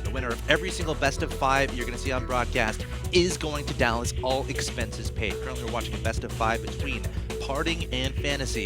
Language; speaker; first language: English; native; English